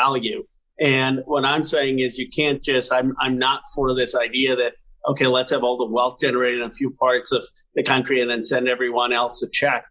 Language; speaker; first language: English; native; English